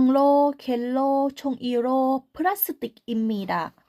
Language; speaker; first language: Korean; non-native, learner; Thai